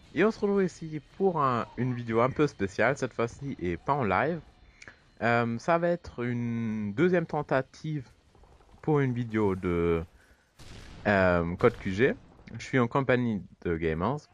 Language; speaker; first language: French; non-native, fluent; German